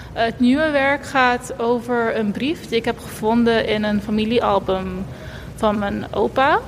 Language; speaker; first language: Dutch; non-native, local second language; Papiamento